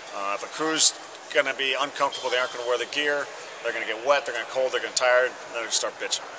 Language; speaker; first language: English; native; English